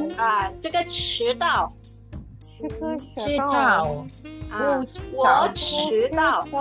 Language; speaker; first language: Chinese; non-native, fluent; Indonesian